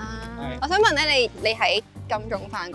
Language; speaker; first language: Cantonese; native; Cantonese